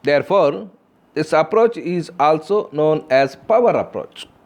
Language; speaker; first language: English; non-native, local second language; Kannada